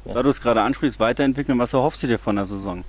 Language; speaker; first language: German; native; German